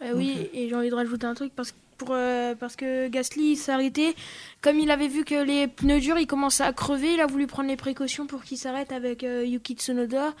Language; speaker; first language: French; native; French